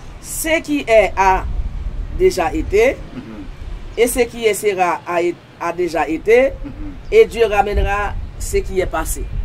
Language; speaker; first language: French; non-native, local second language; Haitian Creole